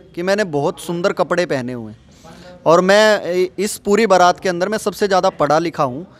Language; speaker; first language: Hindi; native; Hindi